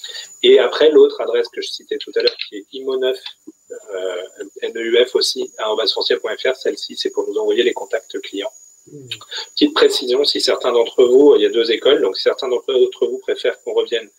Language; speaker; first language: French; native; French